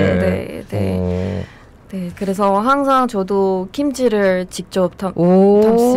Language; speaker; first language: Korean; non-native, fluent; Persian